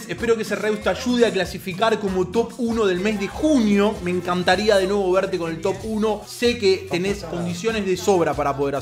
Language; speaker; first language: Spanish; native; Spanish